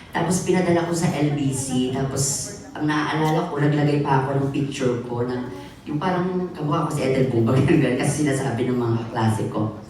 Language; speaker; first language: Filipino; native; Filipino